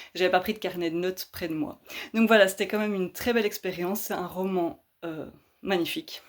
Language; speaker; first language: French; native; French